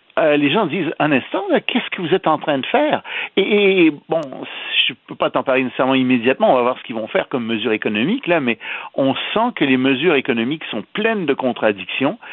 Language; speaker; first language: French; native; French